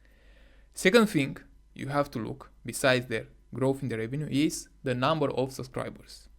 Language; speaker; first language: English; non-native, fluent; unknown